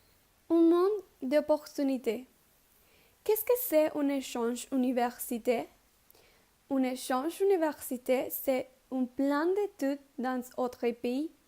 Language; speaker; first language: French; non-native, learner; Spanish